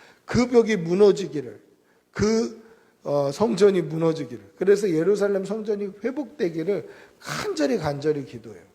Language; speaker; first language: Korean; native; Korean